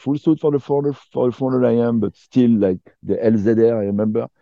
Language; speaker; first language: English; non-native, fluent; French